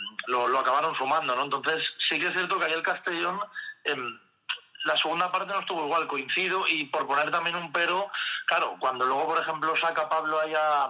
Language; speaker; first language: Spanish; native; Spanish